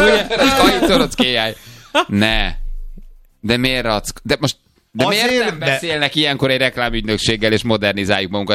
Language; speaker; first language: Hungarian; native; Hungarian